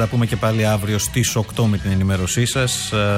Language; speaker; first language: Greek; native; Greek